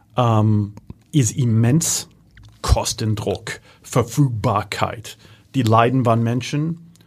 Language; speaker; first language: German; non-native, fluent; English